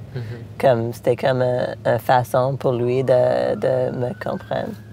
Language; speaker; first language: French; non-native, local second language; English